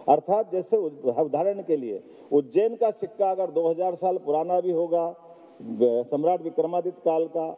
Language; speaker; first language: Hindi; native; Hindi